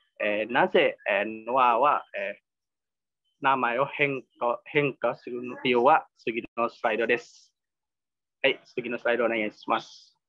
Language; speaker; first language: Japanese; non-native, learner; Indonesian